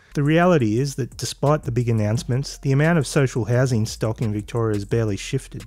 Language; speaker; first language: English; native; English